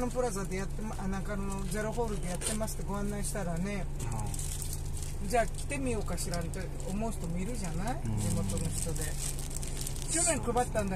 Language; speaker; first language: Japanese; native; Japanese